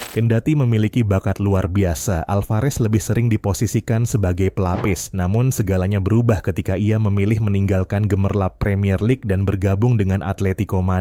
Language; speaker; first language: Indonesian; native; Indonesian